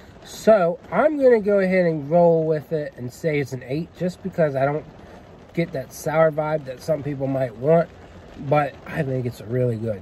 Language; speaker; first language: English; native; English